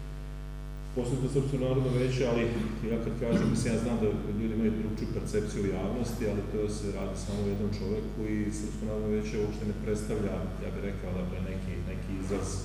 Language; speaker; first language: Serbian; native; Serbian